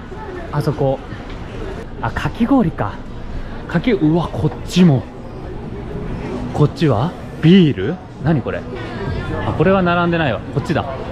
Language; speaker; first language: Japanese; native; Japanese